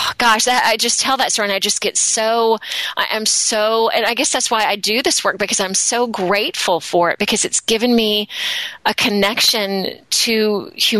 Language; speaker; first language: English; native; English